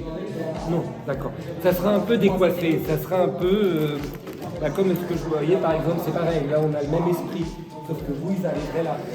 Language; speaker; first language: French; native; French